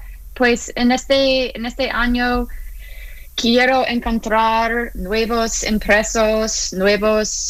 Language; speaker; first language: Spanish; non-native, learner; English